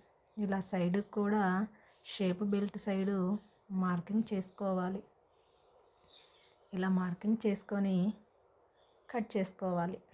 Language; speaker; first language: Telugu; native; Telugu